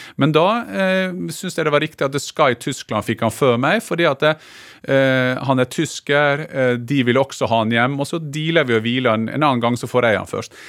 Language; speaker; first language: Norwegian; native; Norwegian